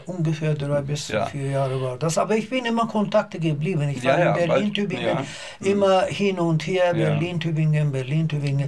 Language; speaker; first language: German; non-native, learner; Azerbaijani